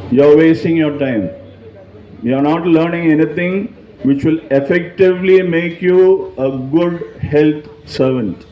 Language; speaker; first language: English; non-native, local second language; Malayalam